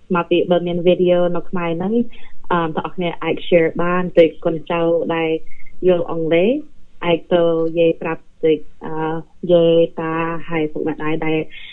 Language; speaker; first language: Khmer; early bilingual, heritage; Khmer